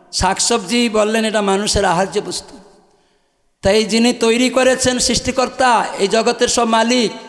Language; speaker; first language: Bangla; non-native, fluent; Odia